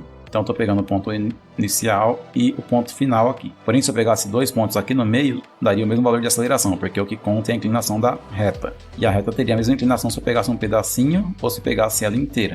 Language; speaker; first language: Portuguese; native; Portuguese